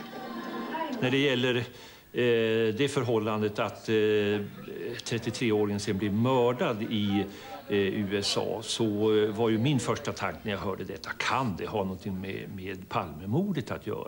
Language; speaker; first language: Swedish; native; Swedish